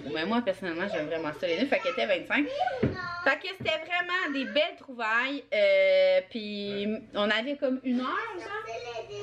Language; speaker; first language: French; native; French